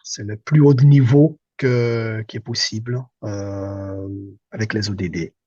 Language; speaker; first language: French; non-native, local second language; Dutch